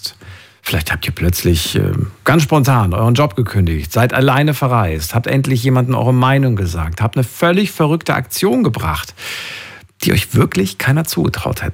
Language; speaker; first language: German; native; German